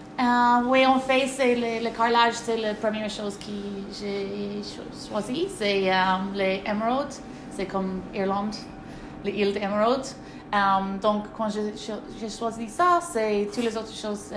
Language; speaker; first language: French; non-native, learner; English